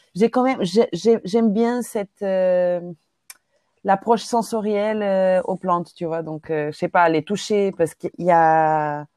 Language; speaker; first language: French; non-native, fluent; Portuguese